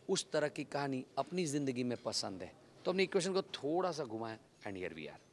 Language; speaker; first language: Hindi; non-native, local second language; Gujarati